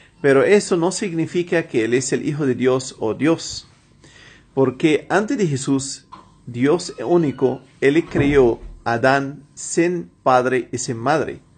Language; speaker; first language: Spanish; non-native, fluent; Arabic